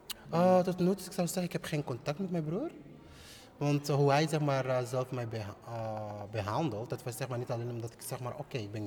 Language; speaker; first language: Dutch; non-native, fluent; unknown